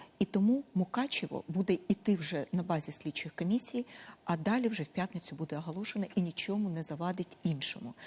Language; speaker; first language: Ukrainian; non-native, local second language; Russian